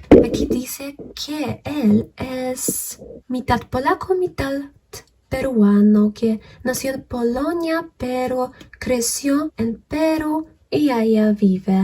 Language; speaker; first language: Spanish; non-native, fluent; Polish